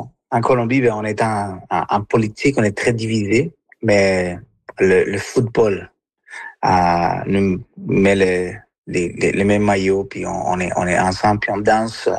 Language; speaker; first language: French; non-native, fluent; Spanish